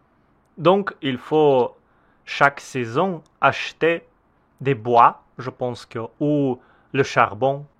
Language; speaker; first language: French; non-native, learner; Russian